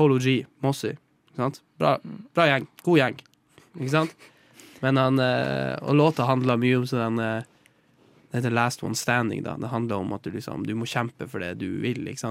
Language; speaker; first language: Norwegian; native; Norwegian